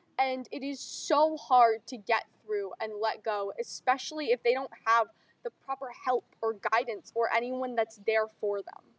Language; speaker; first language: English; native; English